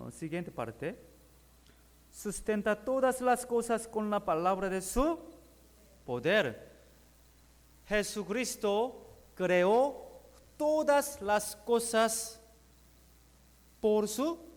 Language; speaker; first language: Spanish; non-native, learner; Korean